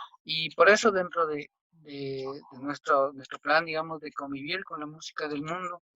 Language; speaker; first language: Spanish; non-native, local second language; Quechua